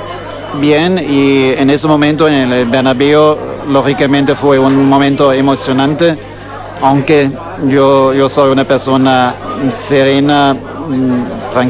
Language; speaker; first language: Spanish; non-native, fluent; German